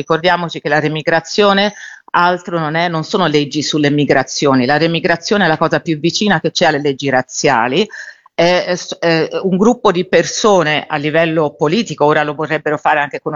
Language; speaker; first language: Italian; native; Italian